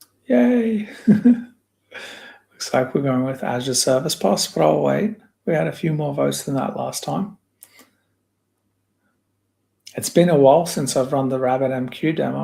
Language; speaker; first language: English; native; English